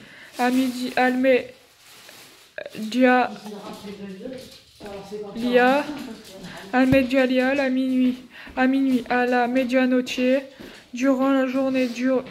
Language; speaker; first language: French; native; French